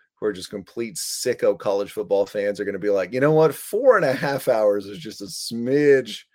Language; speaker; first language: English; native; English